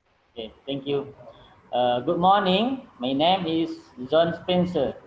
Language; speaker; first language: English; non-native, learner; Indonesian